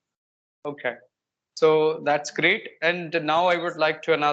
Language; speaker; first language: English; non-native, local second language; Hindi